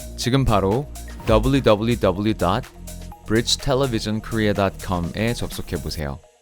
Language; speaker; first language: Korean; native; Korean